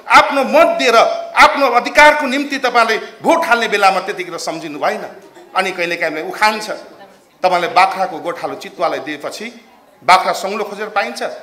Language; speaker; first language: Nepali; native; Nepali